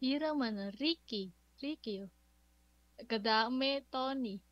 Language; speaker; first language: Korean; non-native, learner; Indonesian